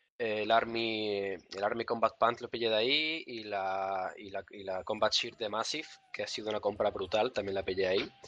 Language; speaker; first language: Spanish; early bilingual, other home language; Russian